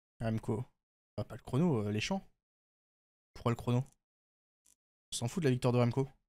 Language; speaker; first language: French; native; French